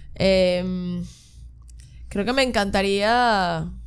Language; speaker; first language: Spanish; native; Spanish